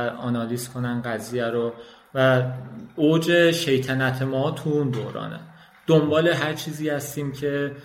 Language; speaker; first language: Persian; non-native, local second language; Azerbaijani